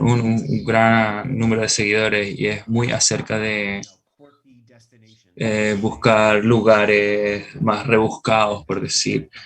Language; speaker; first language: Spanish; non-native, fluent; English